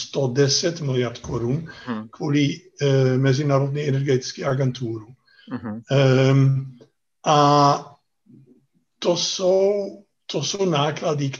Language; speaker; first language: Czech; non-native, fluent; Dutch